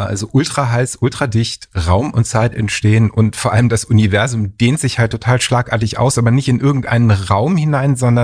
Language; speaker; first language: German; native; German